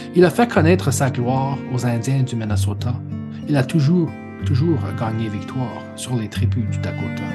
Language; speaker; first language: French; native; French